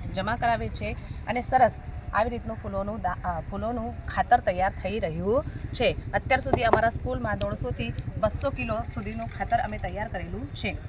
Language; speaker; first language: Gujarati; non-native, local second language; Marathi